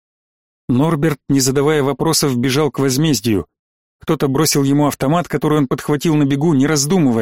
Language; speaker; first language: Russian; native; Russian